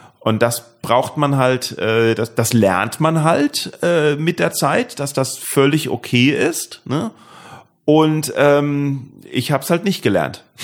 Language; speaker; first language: German; native; German